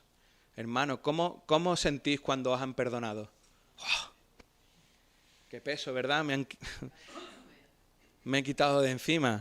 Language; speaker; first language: Spanish; native; Spanish